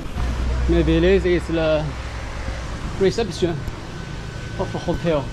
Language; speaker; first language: English; non-native, learner; Chinese